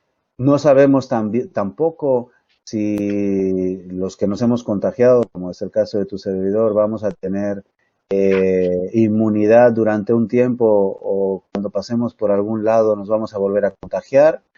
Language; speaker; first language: Spanish; native; Spanish